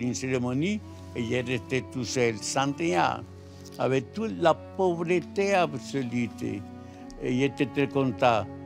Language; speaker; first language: French; non-native, learner; Spanish